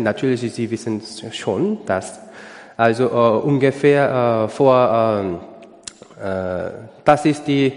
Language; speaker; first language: German; non-native, learner; Korean